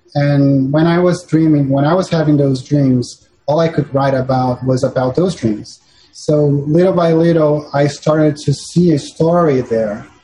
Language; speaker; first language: English; non-native, fluent; Portuguese